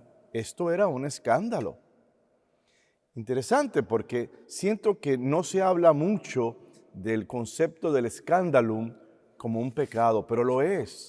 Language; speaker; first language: Spanish; native; Spanish